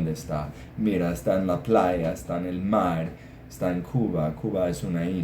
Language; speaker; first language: Spanish; non-native, fluent; English